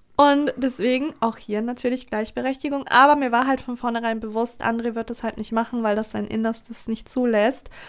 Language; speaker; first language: German; early bilingual, other home language; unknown